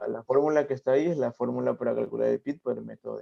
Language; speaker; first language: Spanish; native; Spanish